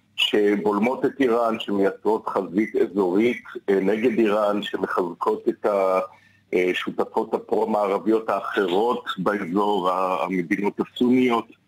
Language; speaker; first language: Hebrew; native; Hebrew